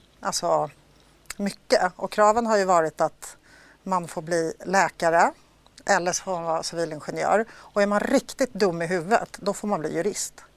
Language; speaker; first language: Swedish; early bilingual, other home language; Polish